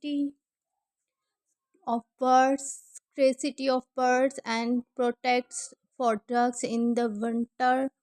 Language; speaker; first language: English; non-native, learner; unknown